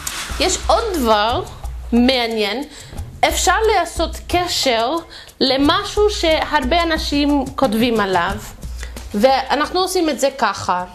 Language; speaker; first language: Hebrew; non-native, fluent; English